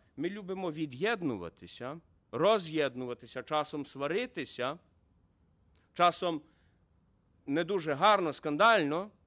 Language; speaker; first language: Ukrainian; native; Ukrainian